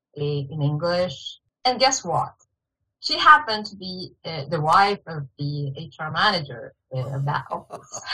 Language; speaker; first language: English; non-native, fluent; Chinese